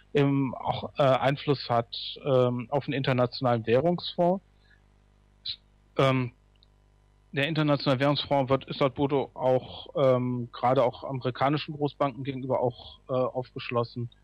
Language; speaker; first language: German; native; German